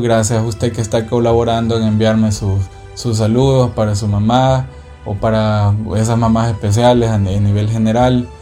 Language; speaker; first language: Spanish; native; Spanish